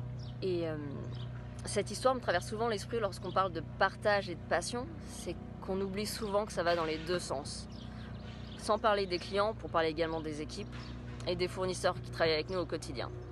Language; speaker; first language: French; native; French